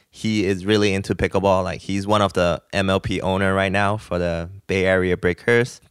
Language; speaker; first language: English; non-native, local second language; Cantonese